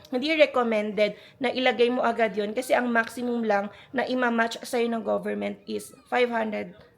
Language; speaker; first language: Filipino; native; Filipino